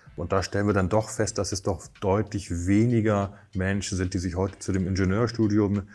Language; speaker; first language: German; native; German